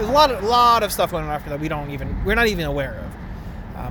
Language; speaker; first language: English; native; English